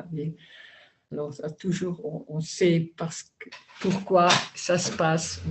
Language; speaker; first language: French; non-native, learner; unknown